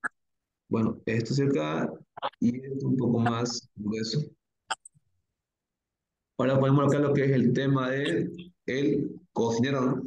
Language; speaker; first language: Spanish; native; Spanish